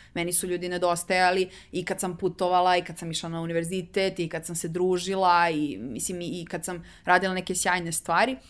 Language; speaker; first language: Serbian; native; Serbian